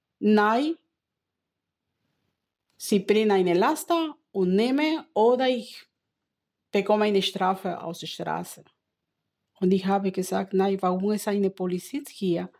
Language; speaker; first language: German; non-native, learner; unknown